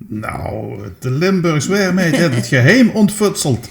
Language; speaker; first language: Dutch; native; Dutch